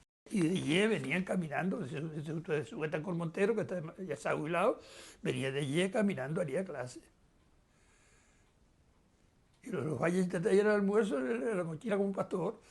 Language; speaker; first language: Spanish; native; Spanish